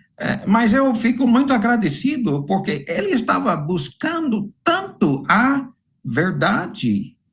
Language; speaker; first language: Portuguese; non-native, fluent; English